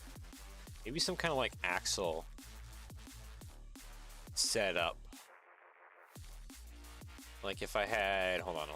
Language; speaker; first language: English; native; English